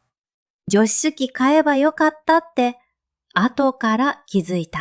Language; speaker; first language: Japanese; non-native, fluent; Vietnamese